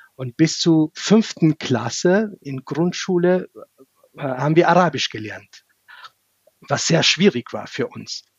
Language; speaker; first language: German; non-native, fluent; Kurdish